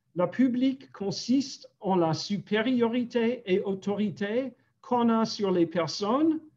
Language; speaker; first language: French; non-native, fluent; English